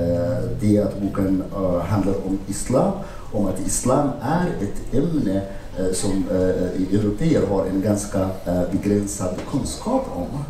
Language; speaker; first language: Swedish; non-native, fluent; Arabic